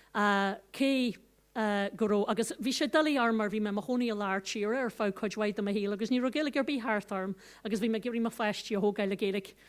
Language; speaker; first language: Irish; non-native, local second language; English